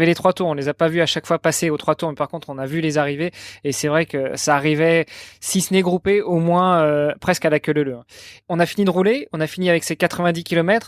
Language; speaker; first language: French; native; French